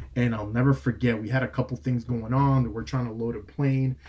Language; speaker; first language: English; non-native, fluent; Spanish